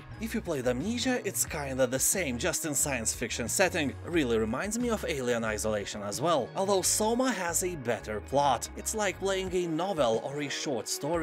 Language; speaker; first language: English; non-native, fluent; Lithuanian